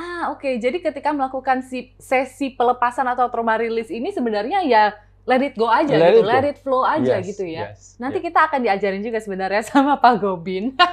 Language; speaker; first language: Indonesian; native; Indonesian